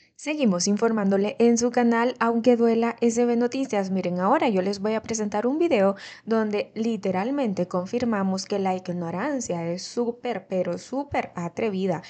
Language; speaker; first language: Spanish; native; Spanish